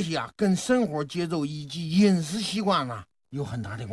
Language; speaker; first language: Chinese; native; Chinese